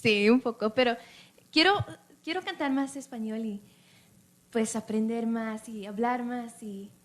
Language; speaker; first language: Spanish; early bilingual, other home language; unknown